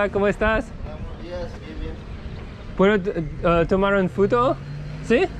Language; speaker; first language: Spanish; non-native, learner; French